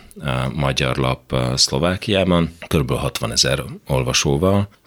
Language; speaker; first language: Hungarian; native; Hungarian